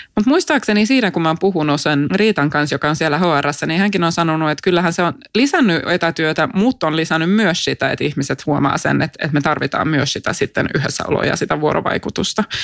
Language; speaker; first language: Finnish; non-native, local second language; Swedish